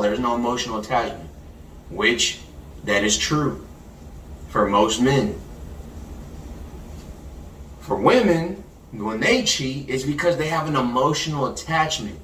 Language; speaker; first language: English; native; English